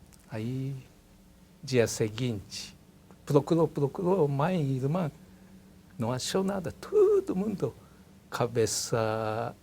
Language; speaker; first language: Portuguese; non-native, learner; Japanese